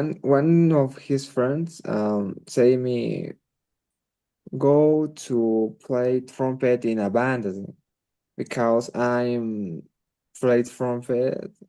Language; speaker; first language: English; non-native, learner; Spanish